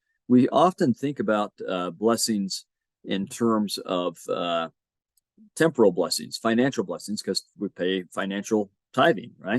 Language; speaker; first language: English; native; English